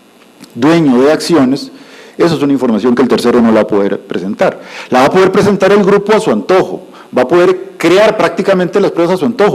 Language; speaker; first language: Spanish; native; Spanish